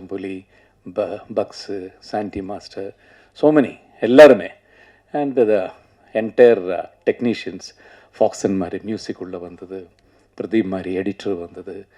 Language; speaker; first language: Tamil; non-native, local second language; Malayalam